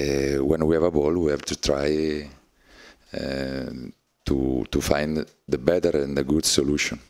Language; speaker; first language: English; non-native, learner; Italian